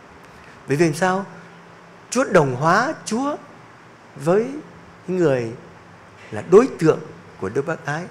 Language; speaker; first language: Vietnamese; native; Vietnamese